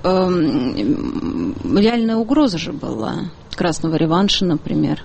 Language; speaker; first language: Russian; native; Russian